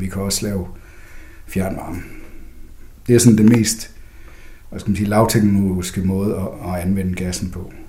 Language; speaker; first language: Danish; native; Danish